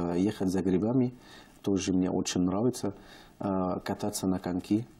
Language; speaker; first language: Russian; non-native, learner; Arabic